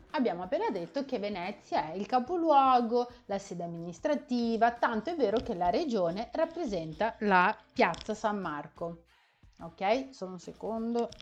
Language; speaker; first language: Italian; native; Italian